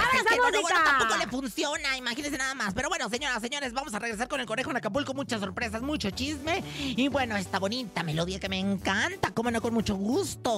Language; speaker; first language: Spanish; native; Spanish